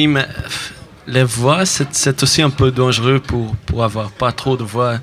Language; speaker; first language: French; non-native, local second language; Dutch